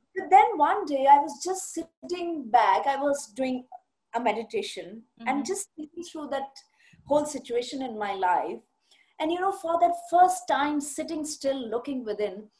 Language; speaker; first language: English; non-native, local second language; Punjabi